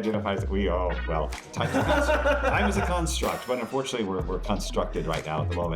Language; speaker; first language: English; native; English